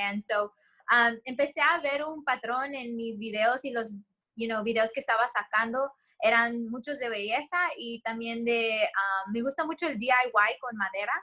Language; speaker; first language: Spanish; early bilingual, heritage; Spanish